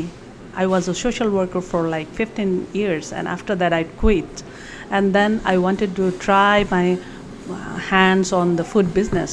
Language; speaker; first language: English; non-native, local second language; Nepali